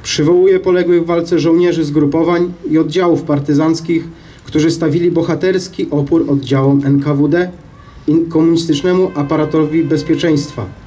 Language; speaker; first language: Polish; native; Polish